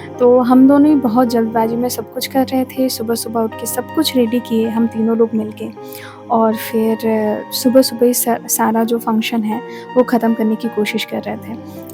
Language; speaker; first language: Hindi; non-native, local second language; Bangla